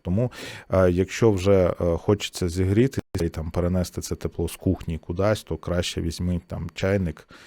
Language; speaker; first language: Ukrainian; native; Ukrainian